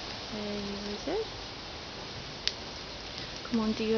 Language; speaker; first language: French; non-native, learner; English